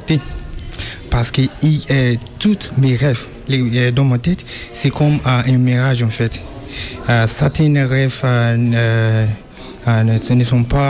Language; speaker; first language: French; non-native, learner; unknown